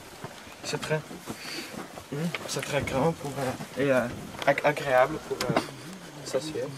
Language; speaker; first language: French; non-native, local second language; Dutch